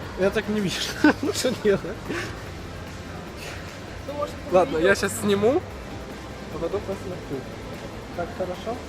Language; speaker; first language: Russian; non-native, local second language; Ukrainian